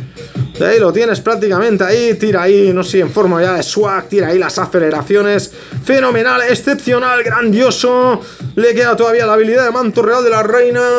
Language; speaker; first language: Spanish; native; Spanish